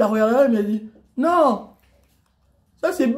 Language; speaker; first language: French; native; French